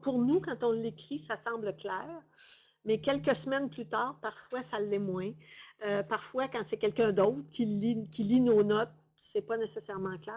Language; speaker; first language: French; native; French